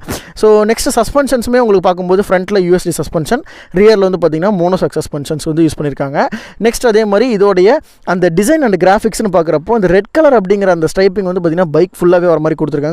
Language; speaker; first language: Tamil; native; Tamil